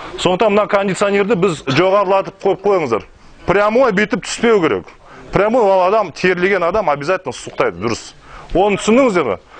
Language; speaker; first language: Kazakh; non-native, local second language; Russian